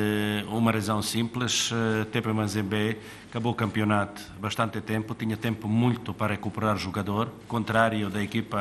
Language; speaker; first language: Portuguese; non-native, fluent; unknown